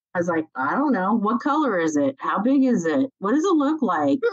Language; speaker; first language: English; native; English